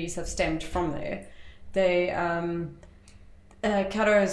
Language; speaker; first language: English; native; English